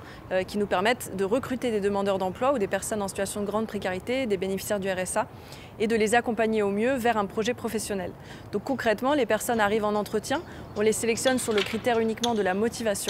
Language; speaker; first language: French; native; French